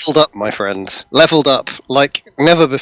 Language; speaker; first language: English; native; English